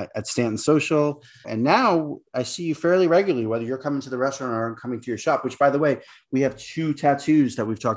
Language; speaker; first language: English; native; English